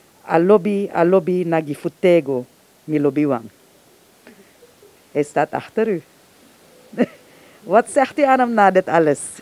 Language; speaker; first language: Dutch; native; Dutch